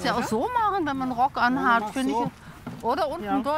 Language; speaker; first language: German; native; German